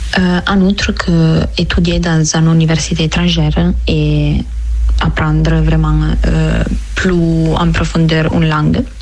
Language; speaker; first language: French; non-native, fluent; Italian